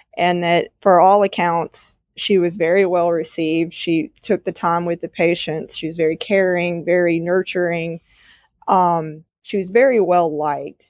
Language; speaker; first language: English; native; English